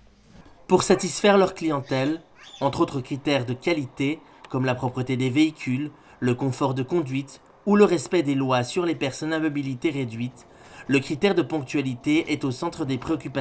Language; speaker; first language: French; native; French